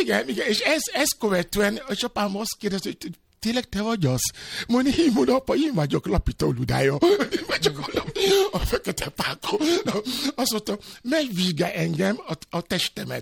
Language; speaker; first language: Hungarian; non-native, fluent; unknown